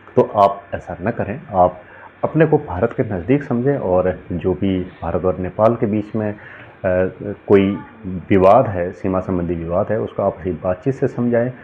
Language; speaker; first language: Hindi; native; Hindi